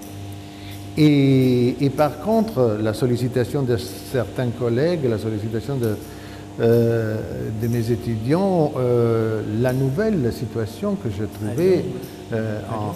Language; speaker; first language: French; non-native, fluent; Italian